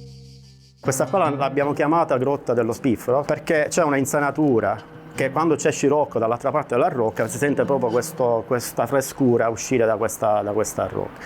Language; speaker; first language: Italian; native; Italian